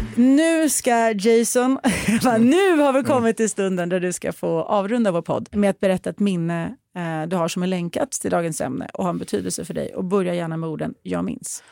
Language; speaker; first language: Swedish; early bilingual, other home language; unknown